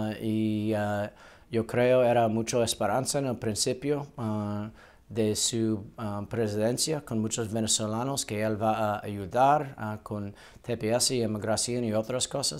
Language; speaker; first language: Spanish; non-native, learner; English